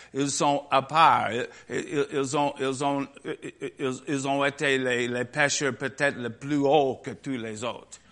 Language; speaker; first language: French; non-native, learner; English